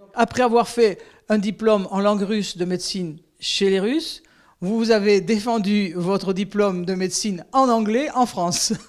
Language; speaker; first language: French; native; French